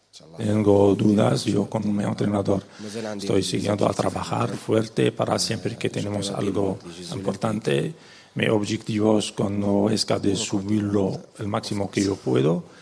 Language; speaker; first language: Spanish; non-native, learner; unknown